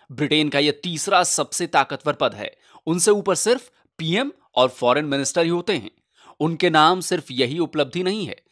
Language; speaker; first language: Hindi; native; Hindi